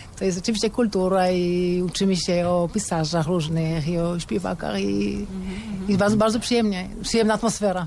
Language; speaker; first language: Polish; early bilingual, heritage; Polish